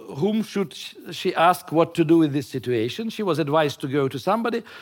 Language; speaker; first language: English; non-native, fluent; Russian